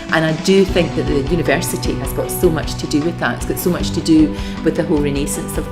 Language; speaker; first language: English; native; English